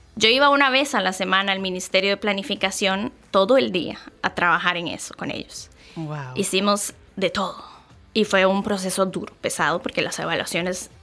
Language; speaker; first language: Spanish; native; Spanish